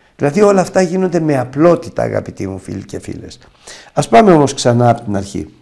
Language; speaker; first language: Greek; native; Greek